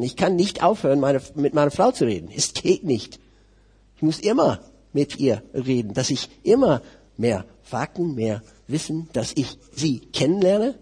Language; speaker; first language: German; non-native, fluent; English